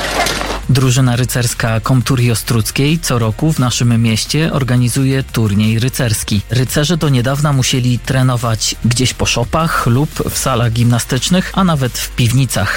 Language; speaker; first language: Polish; native; Polish